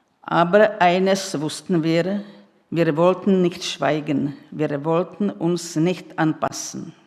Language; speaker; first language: German; non-native, fluent; Czech